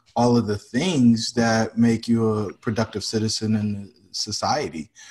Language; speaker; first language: English; native; English